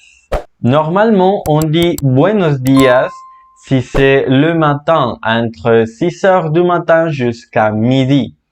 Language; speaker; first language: French; non-native, fluent; Spanish